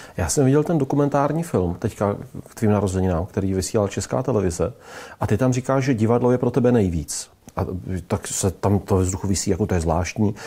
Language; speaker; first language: Czech; native; Czech